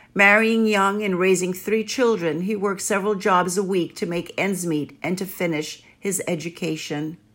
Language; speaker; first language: English; early bilingual, other home language; Greek